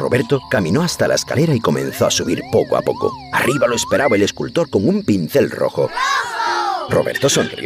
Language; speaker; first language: Spanish; native; Spanish